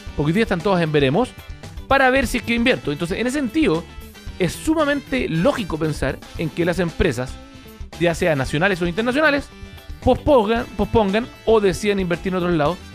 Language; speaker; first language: Spanish; native; Spanish